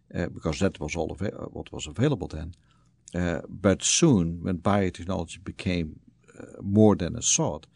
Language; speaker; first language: English; non-native, fluent; Dutch